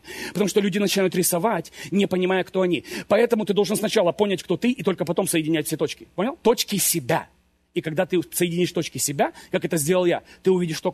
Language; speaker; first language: Russian; native; Russian